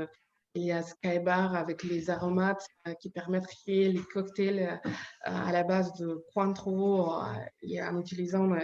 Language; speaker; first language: French; non-native, learner; Ukrainian